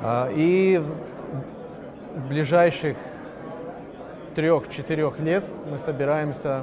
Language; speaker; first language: Russian; non-native, local second language; Latvian